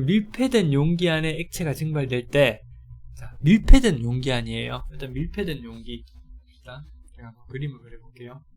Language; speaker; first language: Korean; native; Korean